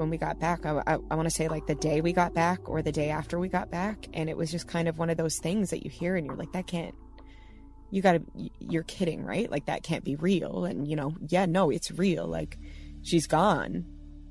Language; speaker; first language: English; native; English